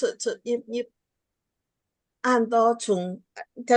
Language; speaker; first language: Chinese; early bilingual, heritage; Chinese